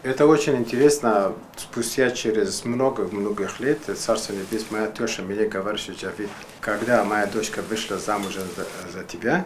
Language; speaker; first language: Russian; non-native, fluent; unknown